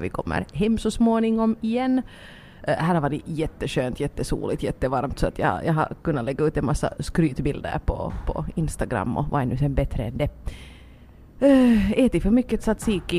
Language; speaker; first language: Swedish; native; Swedish